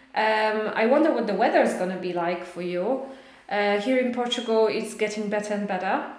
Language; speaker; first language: English; non-native, fluent; Polish